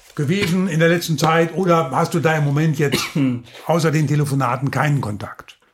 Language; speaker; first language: German; native; German